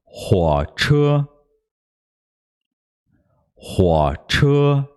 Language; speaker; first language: Chinese; non-native, fluent; Portuguese